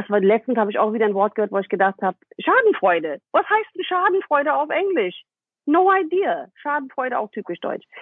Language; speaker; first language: German; non-native, fluent; English